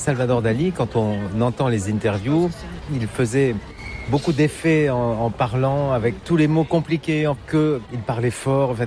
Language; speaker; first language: French; native; French